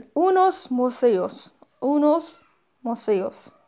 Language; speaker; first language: Spanish; non-native, fluent; Arabic